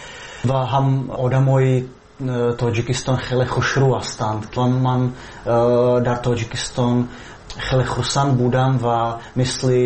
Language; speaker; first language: Tajik; non-native, fluent; Czech